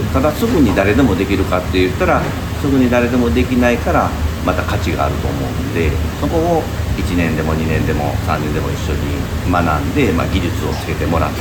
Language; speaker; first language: Japanese; native; Japanese